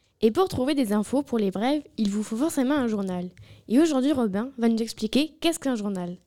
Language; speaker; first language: French; native; French